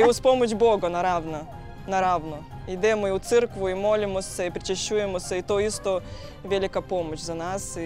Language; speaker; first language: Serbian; non-native, learner; Russian